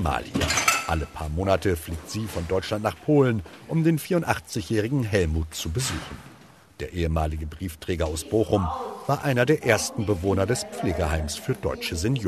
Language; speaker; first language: German; native; German